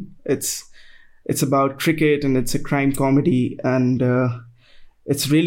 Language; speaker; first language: English; non-native, local second language; Hindi